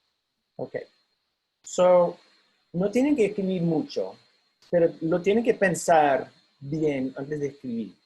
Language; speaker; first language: Spanish; non-native, fluent; English